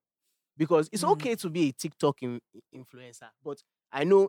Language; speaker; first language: English; non-native, local second language; Yoruba